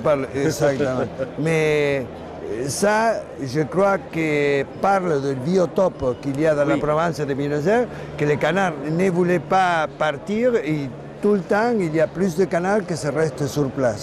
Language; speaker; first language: French; non-native, learner; Spanish